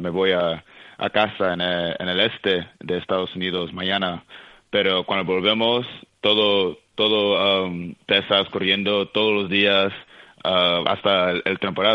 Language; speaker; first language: Spanish; early bilingual, heritage; Spanish